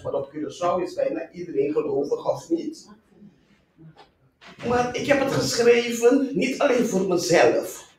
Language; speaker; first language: Dutch; non-native, local second language; Papiamento